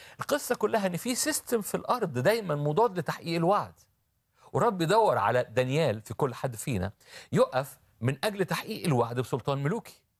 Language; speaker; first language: Arabic; native; Arabic